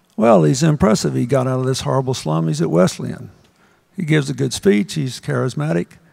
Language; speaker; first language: English; native; English